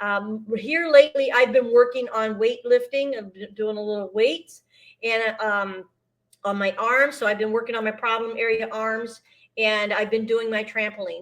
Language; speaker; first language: English; native; English